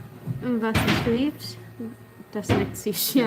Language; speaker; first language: German; non-native, learner; English